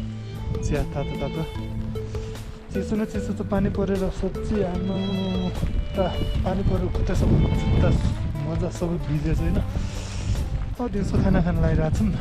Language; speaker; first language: Nepali; non-native, local second language; Tibetan